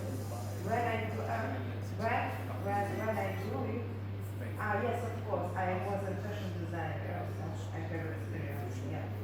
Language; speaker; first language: English; non-native, learner; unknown